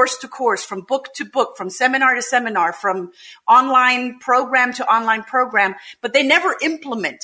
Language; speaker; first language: English; non-native, fluent; German